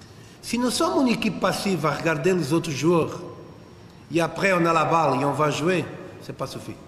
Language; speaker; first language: French; non-native, fluent; Portuguese